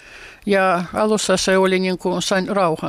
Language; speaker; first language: Finnish; non-native, fluent; Russian